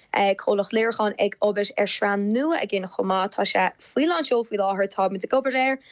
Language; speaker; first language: Irish; non-native, local second language; English